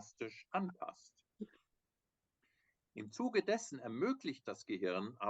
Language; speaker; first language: German; native; German